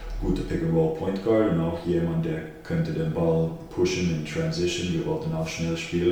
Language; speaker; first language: German; non-native, fluent; Finnish